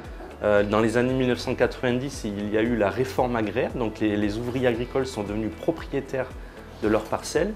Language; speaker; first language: French; native; French